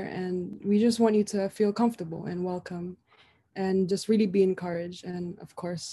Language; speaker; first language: English; non-native, local second language; Hiligaynon